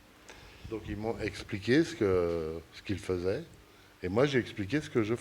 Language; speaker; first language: French; early bilingual, other home language; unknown